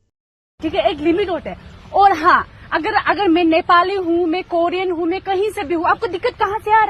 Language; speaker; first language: Hindi; non-native, local second language; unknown